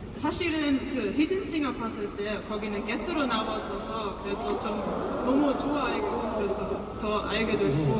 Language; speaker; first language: Korean; non-native, fluent; German